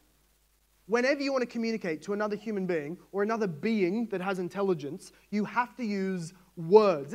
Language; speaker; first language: English; native; English